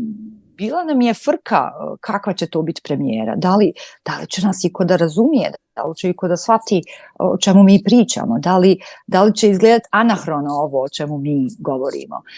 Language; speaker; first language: Croatian; native; Croatian